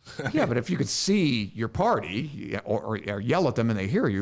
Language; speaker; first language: English; native; English